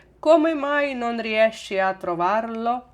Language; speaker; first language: Italian; non-native, fluent; Ukrainian